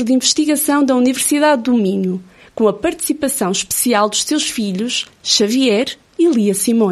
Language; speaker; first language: Portuguese; native; Portuguese